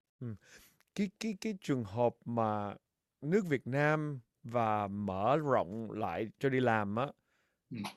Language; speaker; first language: Vietnamese; early bilingual, heritage; Vietnamese